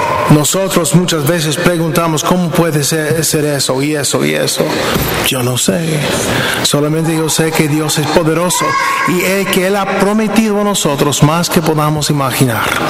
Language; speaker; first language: Spanish; non-native, fluent; English